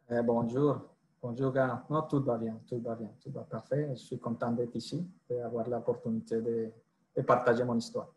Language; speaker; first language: French; non-native, fluent; Spanish